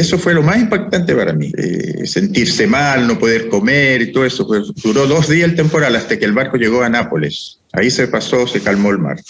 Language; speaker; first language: Spanish; early bilingual, other home language; Italian